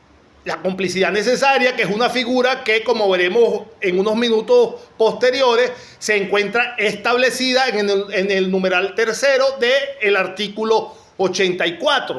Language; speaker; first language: Spanish; native; Spanish